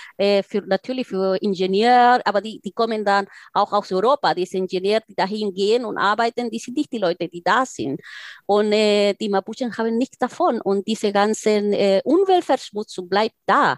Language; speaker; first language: German; non-native, fluent; Spanish